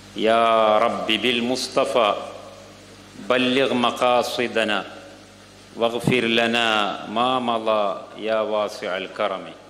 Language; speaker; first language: Arabic; non-native, fluent; Malayalam